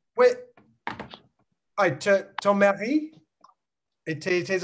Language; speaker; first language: French; non-native, learner; English